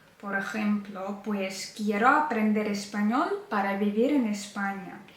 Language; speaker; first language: Spanish; non-native, fluent; Ukrainian